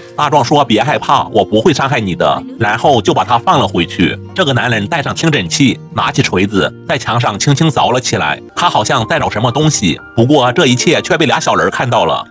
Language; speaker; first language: Chinese; native; Chinese